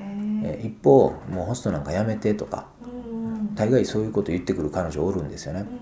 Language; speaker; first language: Japanese; native; Japanese